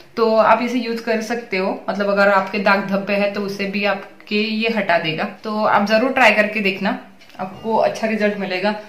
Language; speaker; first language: Hindi; native; Hindi